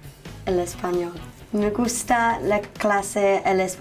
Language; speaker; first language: Spanish; non-native, learner; Welsh